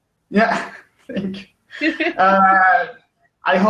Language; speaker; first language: English; non-native, learner; Portuguese